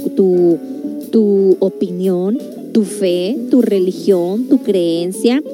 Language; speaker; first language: Spanish; native; Spanish